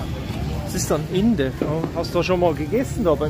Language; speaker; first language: German; native; German